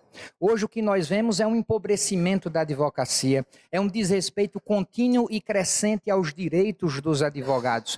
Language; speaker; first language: Portuguese; native; Portuguese